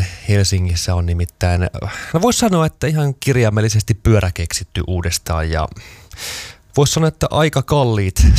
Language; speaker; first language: Finnish; native; Finnish